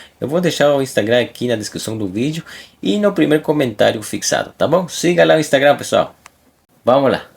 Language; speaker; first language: Portuguese; non-native, fluent; Spanish